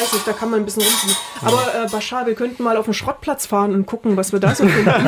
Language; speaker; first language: German; native; German